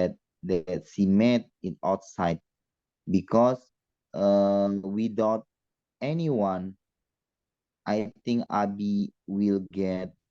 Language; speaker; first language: English; non-native, learner; Indonesian